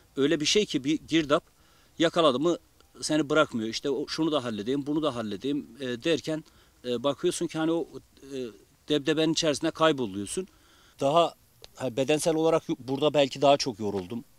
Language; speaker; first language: Turkish; native; Turkish